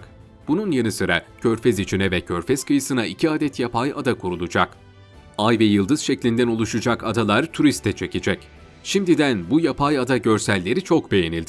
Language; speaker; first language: Turkish; native; Turkish